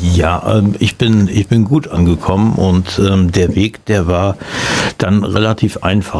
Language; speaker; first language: German; native; German